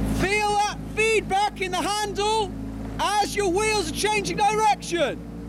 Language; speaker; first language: English; native; English